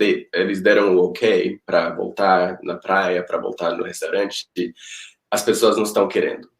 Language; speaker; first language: Portuguese; non-native, fluent; Spanish